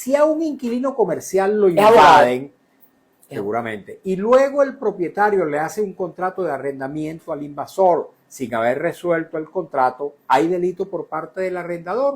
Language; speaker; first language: Spanish; native; Spanish